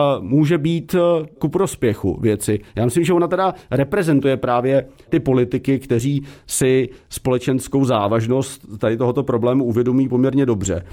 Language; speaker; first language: Czech; native; Czech